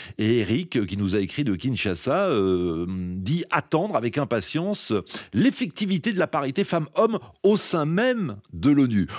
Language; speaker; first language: French; native; French